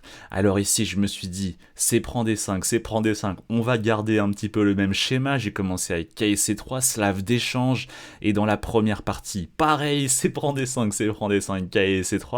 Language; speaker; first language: French; native; French